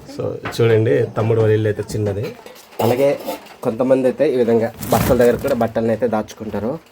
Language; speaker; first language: Telugu; non-native, local second language; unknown